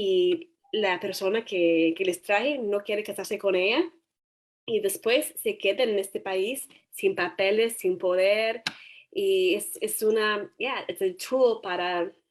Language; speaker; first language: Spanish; non-native, learner; English